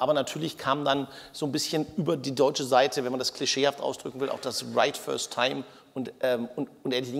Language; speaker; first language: German; native; German